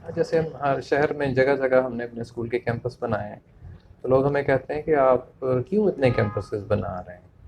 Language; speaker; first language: Urdu; non-native, local second language; Punjabi